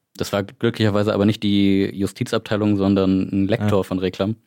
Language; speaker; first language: German; native; German